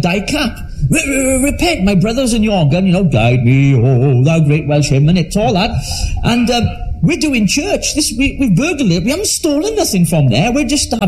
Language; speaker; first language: English; native; English